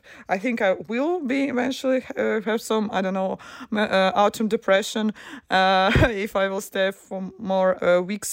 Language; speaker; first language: English; non-native, fluent; Ukrainian